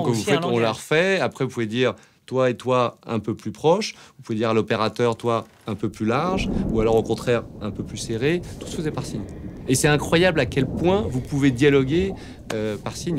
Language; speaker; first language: French; native; French